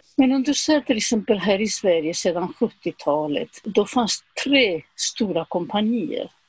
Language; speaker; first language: Swedish; non-native, fluent; Spanish